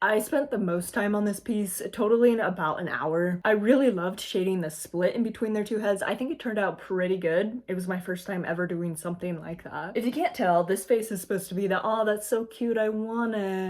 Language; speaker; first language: English; native; English